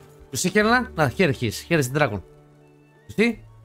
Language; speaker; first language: English; non-native, fluent; Greek